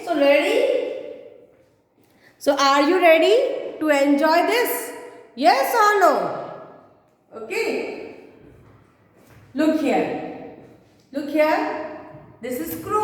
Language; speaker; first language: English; non-native, local second language; Hindi